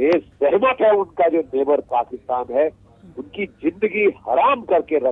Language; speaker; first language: Hindi; native; Hindi